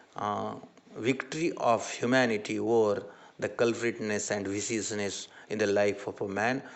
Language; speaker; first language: English; non-native, local second language; Marathi